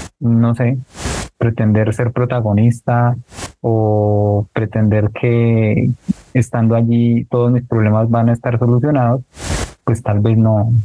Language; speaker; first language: Spanish; native; Spanish